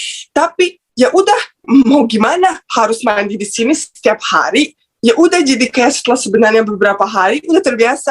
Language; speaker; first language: Indonesian; non-native, fluent; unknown